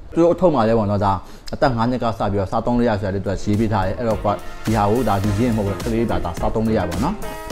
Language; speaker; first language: Burmese; native; Burmese